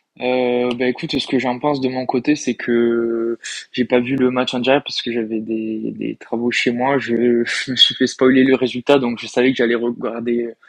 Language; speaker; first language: French; native; French